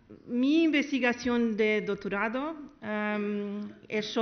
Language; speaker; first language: Spanish; non-native, learner; Portuguese